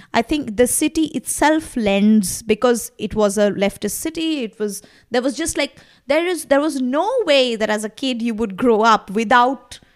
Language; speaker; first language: English; non-native, local second language; Bangla